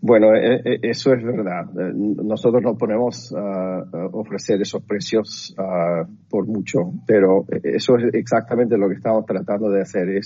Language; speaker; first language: Spanish; non-native, fluent; English